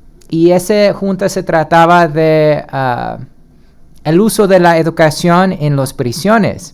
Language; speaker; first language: Spanish; early bilingual, heritage; Spanish